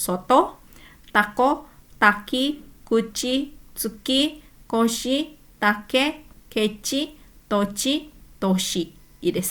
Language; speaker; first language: Japanese; non-native, fluent; Indonesian